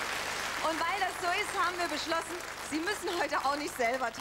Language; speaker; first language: German; native; German